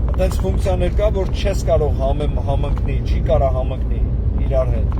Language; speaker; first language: Armenian; native; Armenian